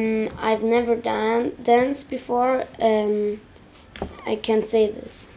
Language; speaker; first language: English; non-native, learner; German